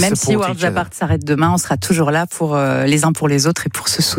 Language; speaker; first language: French; native; French